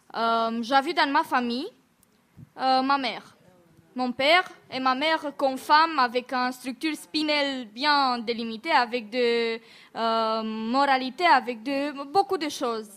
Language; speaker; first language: French; non-native, fluent; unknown